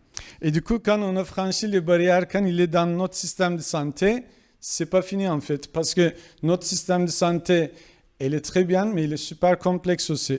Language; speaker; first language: French; non-native, fluent; Kurdish